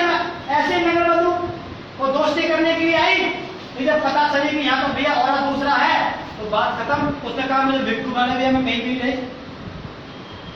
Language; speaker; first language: Hindi; native; Hindi